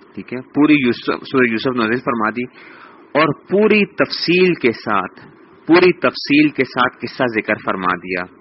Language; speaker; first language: Urdu; native; Urdu